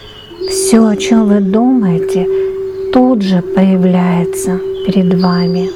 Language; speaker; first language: Russian; native; Russian